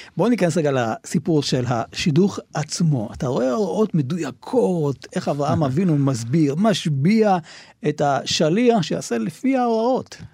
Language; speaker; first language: Hebrew; native; Hebrew